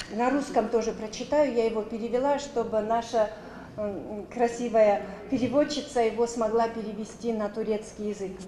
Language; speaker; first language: Russian; non-native, local second language; Kazakh